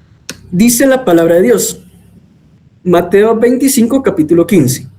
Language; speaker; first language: Spanish; native; Spanish